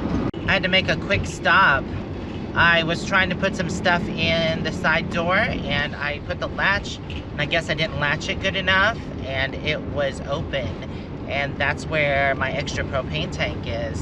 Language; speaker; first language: English; native; English